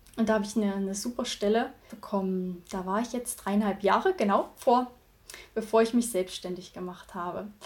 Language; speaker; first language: German; native; German